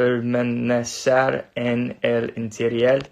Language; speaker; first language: Spanish; non-native, learner; English